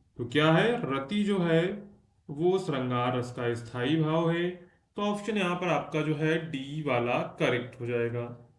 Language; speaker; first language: Hindi; native; Hindi